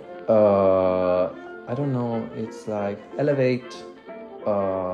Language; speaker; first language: English; non-native, fluent; Italian